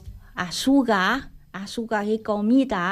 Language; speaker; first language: Spanish; non-native, learner; Chinese